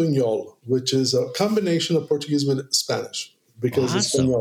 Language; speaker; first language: English; non-native, fluent; Portuguese